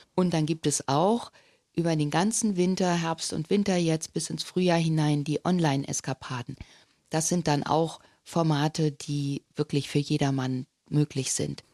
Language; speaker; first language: German; native; German